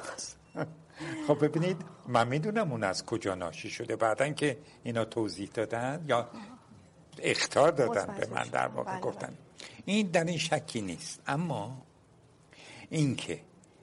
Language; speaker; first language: Persian; non-native, local second language; Turkish